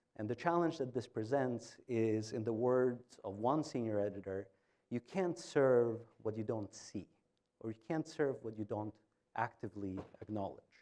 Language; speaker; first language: English; non-native, fluent; Albanian